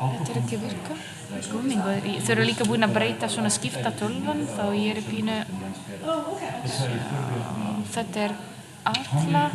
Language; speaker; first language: Icelandic; non-native, fluent; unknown